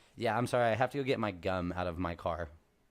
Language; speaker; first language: English; native; English